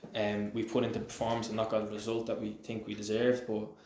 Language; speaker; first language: English; native; English